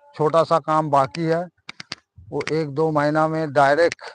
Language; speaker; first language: Hindi; non-native, local second language; Bangla